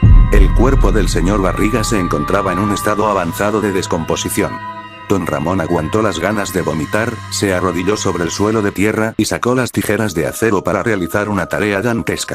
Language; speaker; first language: Spanish; native; Spanish